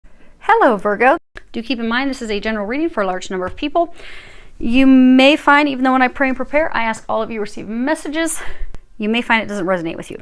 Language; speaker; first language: English; native; English